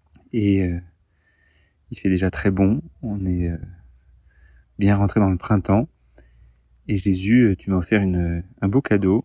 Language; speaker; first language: French; native; French